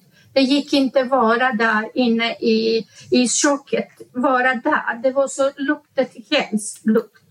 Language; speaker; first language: Swedish; non-native, learner; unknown